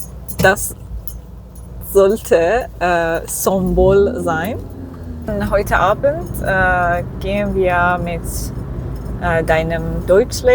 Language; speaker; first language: German; non-native, learner; Persian